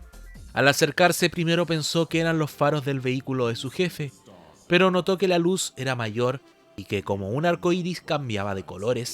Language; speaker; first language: Spanish; native; Spanish